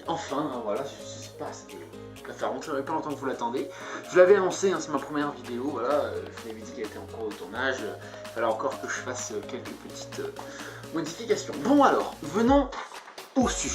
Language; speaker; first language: French; native; French